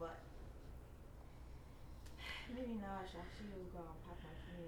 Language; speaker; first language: English; non-native, local second language; Yoruba